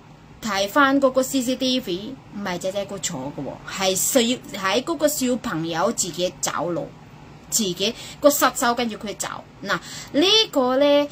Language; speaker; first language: Cantonese; non-native, fluent; Indonesian